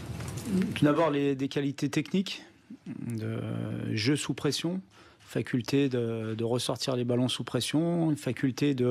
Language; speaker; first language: French; native; French